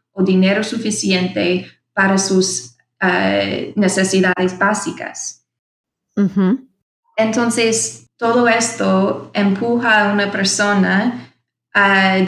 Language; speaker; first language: Spanish; non-native, fluent; English